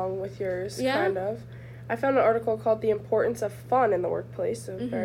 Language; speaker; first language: English; native; English